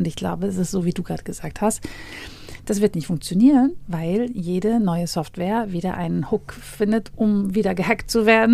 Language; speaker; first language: German; native; German